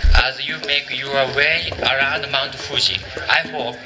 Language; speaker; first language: English; non-native, fluent; Japanese